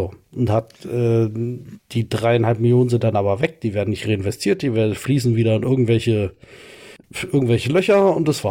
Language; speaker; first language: German; native; German